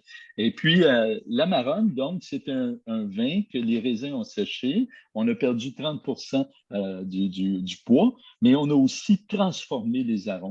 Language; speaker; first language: French; native; French